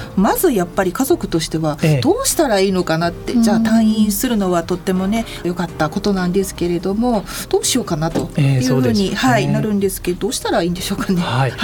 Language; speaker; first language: Japanese; native; Japanese